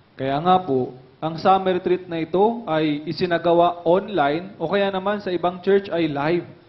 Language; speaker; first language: Filipino; native; Filipino